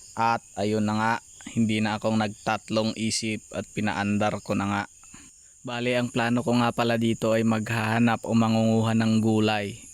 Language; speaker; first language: Filipino; non-native, local second language; Iloko